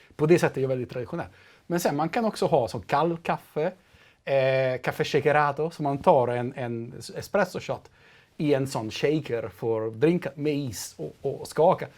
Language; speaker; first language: Swedish; non-native, fluent; Italian